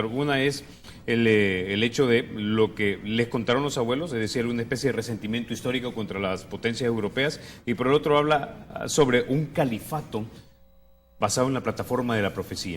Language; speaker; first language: Spanish; native; Spanish